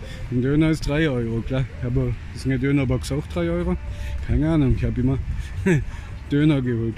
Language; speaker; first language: German; native; German